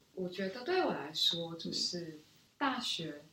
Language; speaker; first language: Chinese; early bilingual, other home language; Korean